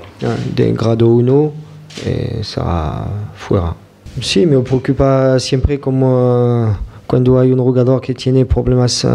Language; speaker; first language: Spanish; non-native, fluent; French